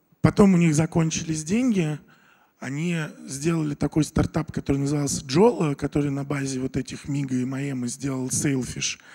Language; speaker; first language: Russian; native; Russian